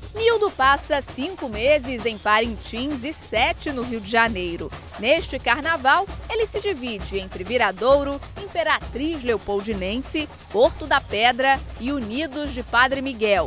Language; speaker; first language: Portuguese; native; Portuguese